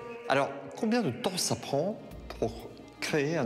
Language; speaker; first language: French; native; French